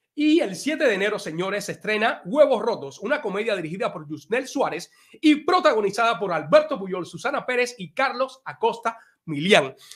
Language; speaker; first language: Spanish; native; Spanish